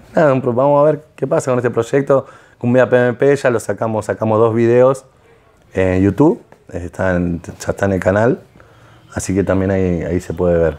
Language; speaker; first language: Spanish; native; Spanish